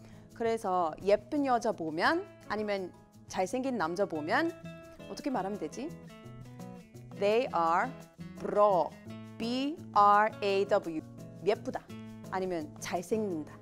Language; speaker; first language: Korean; non-native, fluent; English